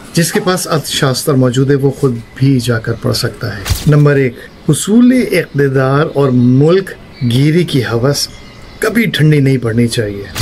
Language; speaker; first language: Urdu; native; Urdu